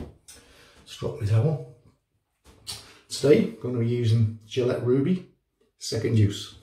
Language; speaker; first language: English; native; English